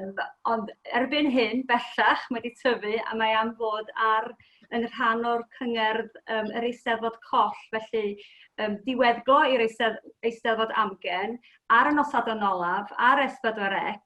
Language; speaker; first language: Welsh; native; Welsh